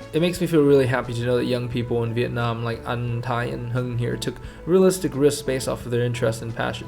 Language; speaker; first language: English; early bilingual, other home language; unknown